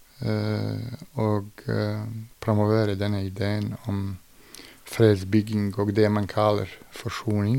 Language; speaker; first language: Norwegian; non-native, fluent; Bosnian